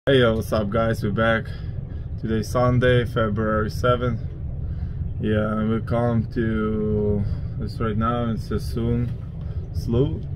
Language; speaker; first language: English; non-native, learner; Ukrainian